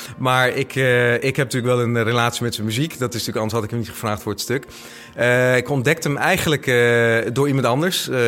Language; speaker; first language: Dutch; native; Dutch